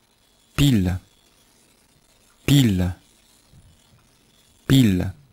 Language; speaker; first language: French; native; French